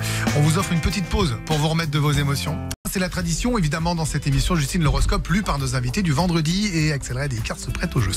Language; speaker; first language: French; native; French